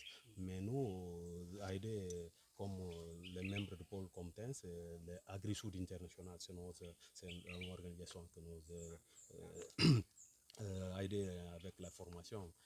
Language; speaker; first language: French; non-native, learner; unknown